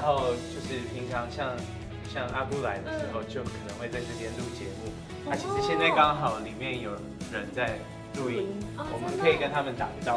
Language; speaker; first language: Chinese; native; Chinese